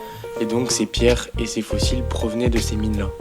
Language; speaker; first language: French; native; French